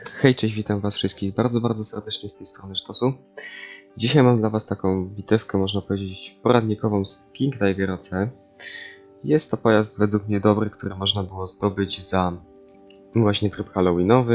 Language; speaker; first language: Polish; native; Polish